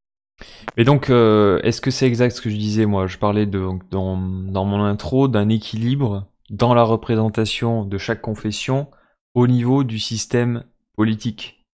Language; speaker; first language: French; native; French